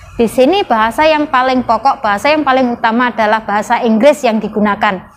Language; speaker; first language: Indonesian; non-native, local second language; Javanese